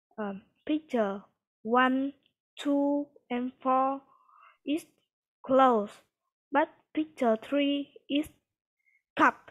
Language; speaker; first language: English; non-native, learner; Vietnamese